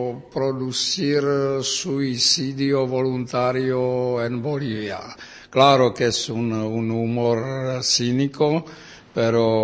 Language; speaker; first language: Spanish; non-native, learner; Czech